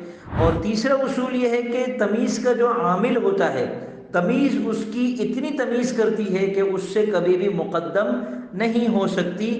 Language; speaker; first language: Urdu; native; Urdu